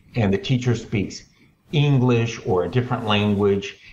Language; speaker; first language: English; native; English